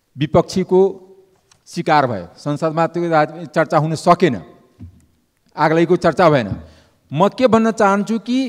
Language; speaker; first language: Nepali; non-native, local second language; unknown